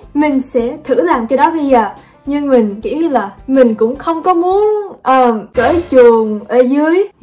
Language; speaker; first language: Vietnamese; early bilingual, other home language; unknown